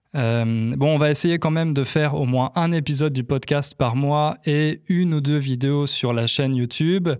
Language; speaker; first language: French; native; French